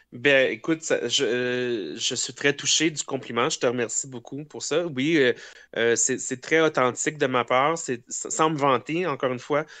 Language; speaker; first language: French; native; French